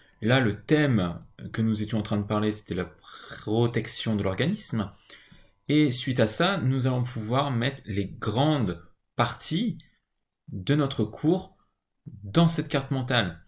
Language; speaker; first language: French; native; French